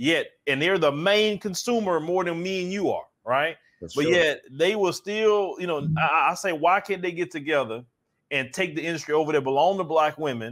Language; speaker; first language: English; native; English